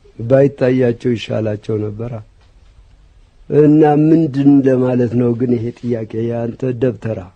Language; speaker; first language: Amharic; non-native, local second language; Tigrinya